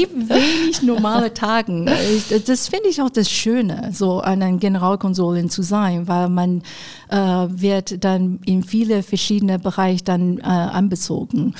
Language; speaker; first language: German; non-native, fluent; Chinese